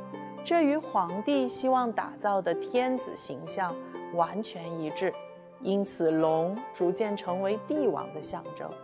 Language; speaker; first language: Chinese; native; Chinese